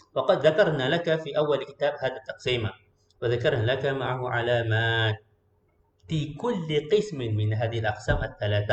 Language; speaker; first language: Arabic; non-native, fluent; Malay